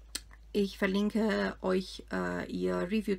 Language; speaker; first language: German; non-native, fluent; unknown